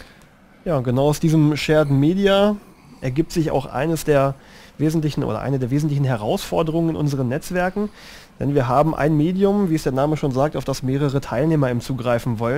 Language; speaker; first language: German; native; German